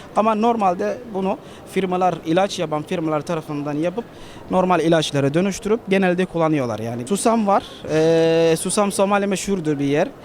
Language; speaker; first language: Turkish; non-native, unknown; Somali